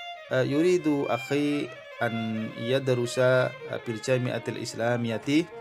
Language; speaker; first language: Arabic; non-native, fluent; Indonesian